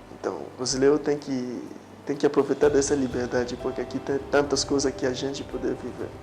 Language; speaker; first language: Portuguese; non-native, fluent; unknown